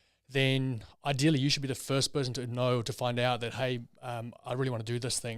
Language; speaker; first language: English; native; English